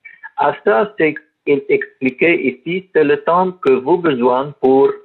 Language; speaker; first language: French; non-native, learner; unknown